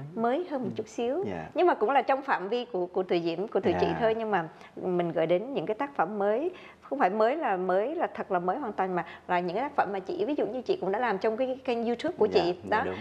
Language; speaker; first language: Vietnamese; native; Vietnamese